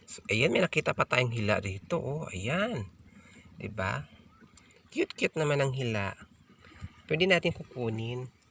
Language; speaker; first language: Filipino; non-native, local second language; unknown